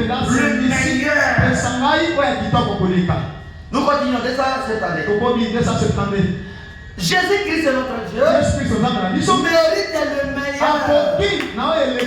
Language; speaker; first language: French; non-native, local second language; Lingala